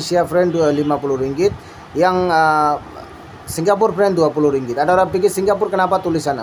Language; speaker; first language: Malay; non-native, learner; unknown